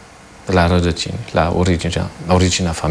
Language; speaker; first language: Romanian; non-native, fluent; German